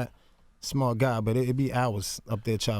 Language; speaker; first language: English; native; English